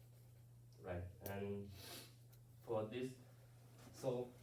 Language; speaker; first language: English; non-native, learner; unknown